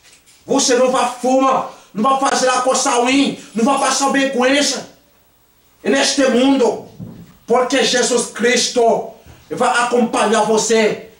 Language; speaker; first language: Portuguese; non-native, learner; Haitian Creole